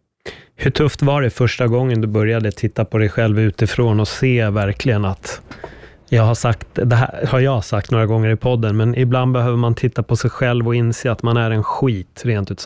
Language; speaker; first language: Swedish; native; Swedish